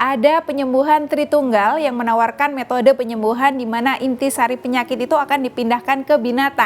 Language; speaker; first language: Indonesian; native; Indonesian